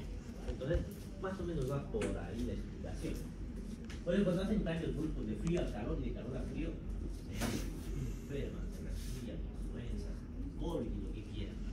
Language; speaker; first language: Spanish; native; Spanish